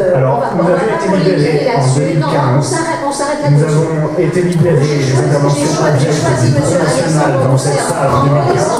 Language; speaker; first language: French; native; French